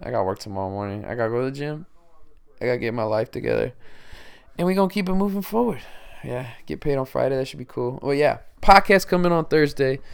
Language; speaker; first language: English; early bilingual, other home language; Spanish